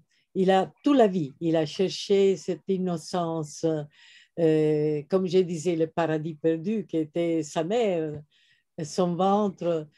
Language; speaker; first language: French; non-native, fluent; Italian